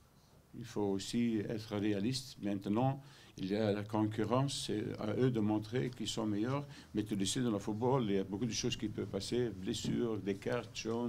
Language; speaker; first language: French; non-native, learner; Dutch